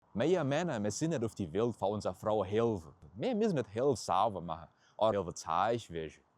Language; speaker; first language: German; early bilingual, heritage; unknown